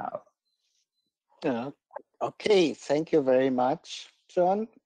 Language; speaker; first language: English; non-native, fluent; German